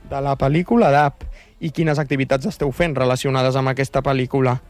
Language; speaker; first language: Catalan; native; Catalan